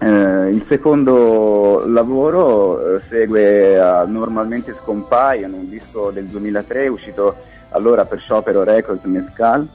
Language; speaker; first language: Italian; native; Italian